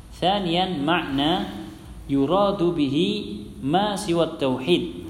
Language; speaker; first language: Arabic; non-native, fluent; Indonesian